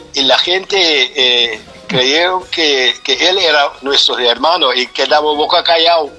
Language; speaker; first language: Spanish; non-native, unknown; Papiamento